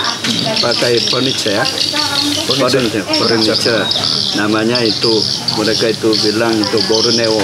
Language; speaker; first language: Indonesian; non-native, learner; Korean